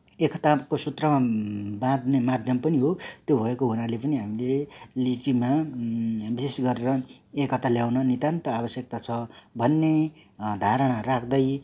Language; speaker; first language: Nepali; non-native, local second language; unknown